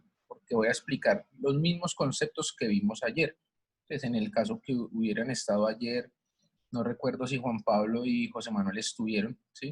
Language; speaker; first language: Spanish; native; Spanish